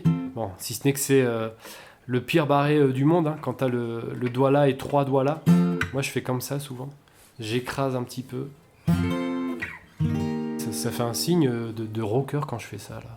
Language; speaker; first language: French; native; French